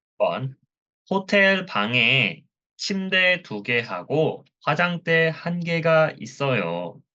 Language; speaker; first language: Korean; non-native, learner; Thai